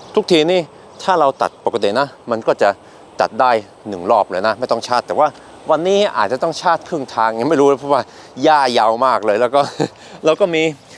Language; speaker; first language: Thai; non-native, fluent; Norwegian